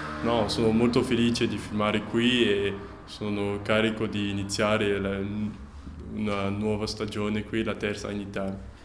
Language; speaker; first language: Italian; non-native, fluent; French